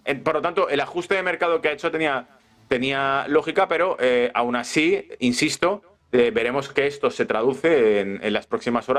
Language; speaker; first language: Spanish; native; Spanish